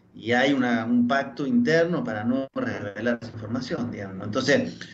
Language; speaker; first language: Spanish; early bilingual, heritage; French